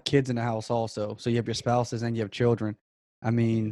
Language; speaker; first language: English; native; English